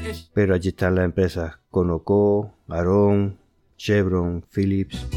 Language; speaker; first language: Spanish; native; Spanish